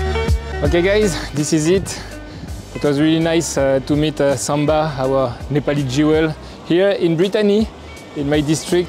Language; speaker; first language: English; non-native, fluent; French